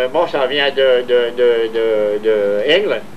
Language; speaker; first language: French; native; French